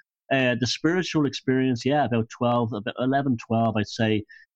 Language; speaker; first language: English; native; English